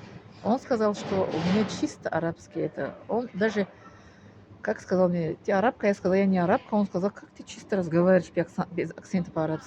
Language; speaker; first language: Russian; non-native, local second language; Tajik